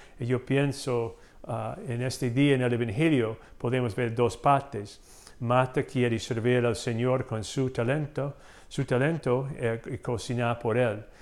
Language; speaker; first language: Spanish; non-native, fluent; English